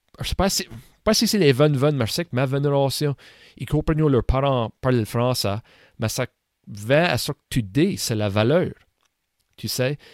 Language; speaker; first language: French; native; French